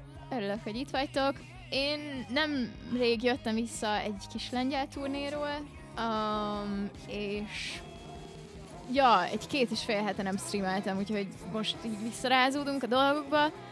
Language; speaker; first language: Hungarian; native; Hungarian